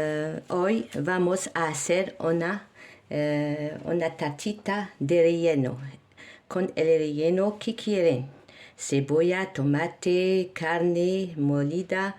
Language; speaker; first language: Spanish; non-native, learner; Arabic